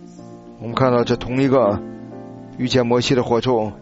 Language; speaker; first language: Chinese; native; Chinese